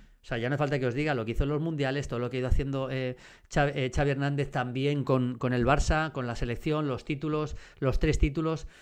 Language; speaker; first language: Spanish; native; Spanish